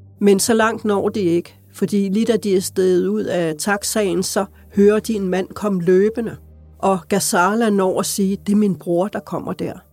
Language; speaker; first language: Danish; native; Danish